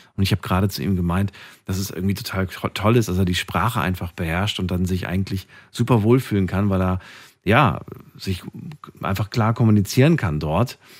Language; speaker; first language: German; native; German